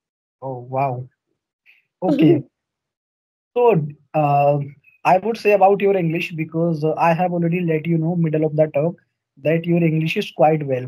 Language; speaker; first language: English; non-native, learner; Hindi